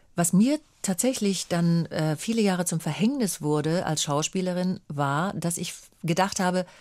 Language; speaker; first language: German; native; German